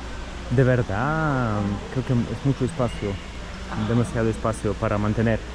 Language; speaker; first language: Spanish; non-native, fluent; German